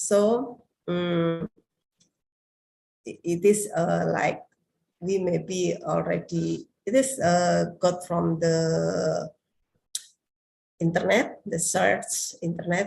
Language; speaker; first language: English; non-native, learner; Indonesian